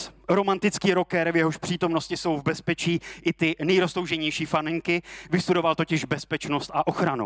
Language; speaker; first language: Czech; native; Czech